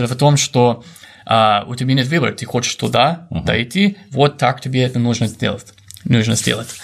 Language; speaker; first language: Russian; non-native, fluent; English